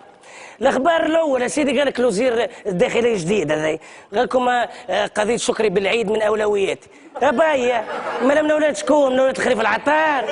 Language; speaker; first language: Arabic; native; Arabic